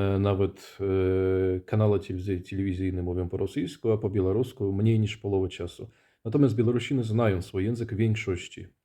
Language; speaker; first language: Polish; non-native, fluent; Russian